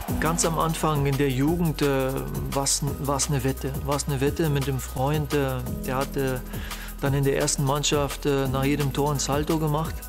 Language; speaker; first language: German; early bilingual, other home language; Polish